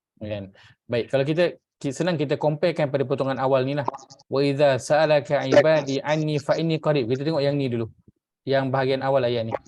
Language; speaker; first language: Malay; native; Malay